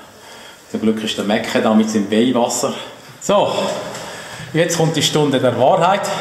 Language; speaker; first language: German; native; German